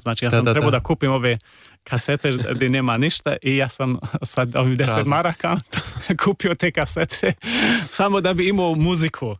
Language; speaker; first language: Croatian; early bilingual, heritage; Serbian